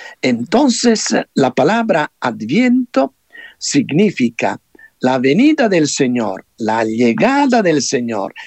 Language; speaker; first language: Spanish; non-native, fluent; Italian